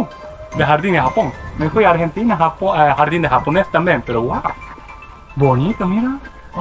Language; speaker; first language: Spanish; non-native, learner; Japanese